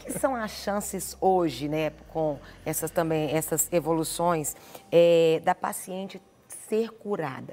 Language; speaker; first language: Portuguese; native; Portuguese